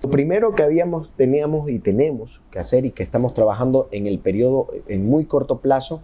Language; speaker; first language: Spanish; native; Spanish